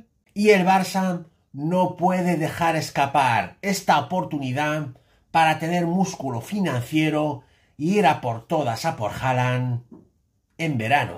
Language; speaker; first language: Spanish; native; Spanish